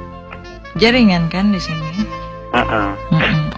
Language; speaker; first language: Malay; non-native, local second language; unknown